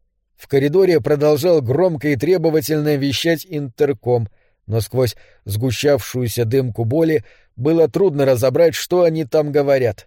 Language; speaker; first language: Russian; native; Russian